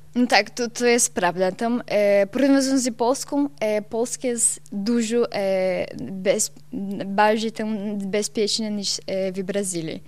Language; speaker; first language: Polish; non-native, learner; Portuguese